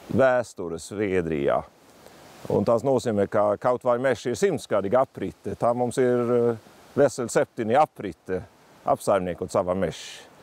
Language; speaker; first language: Latvian; non-native, learner; Swedish